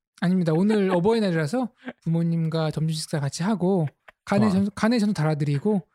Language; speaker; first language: Korean; native; Korean